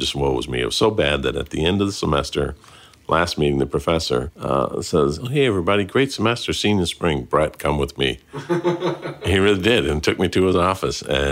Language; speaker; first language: English; native; English